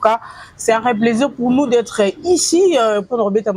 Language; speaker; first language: French; non-native, local second language; Lingala